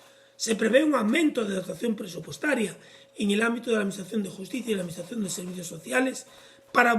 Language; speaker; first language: Spanish; native; Spanish